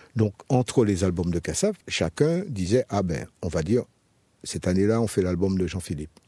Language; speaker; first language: French; native; French